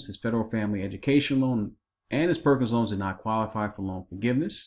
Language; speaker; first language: English; native; English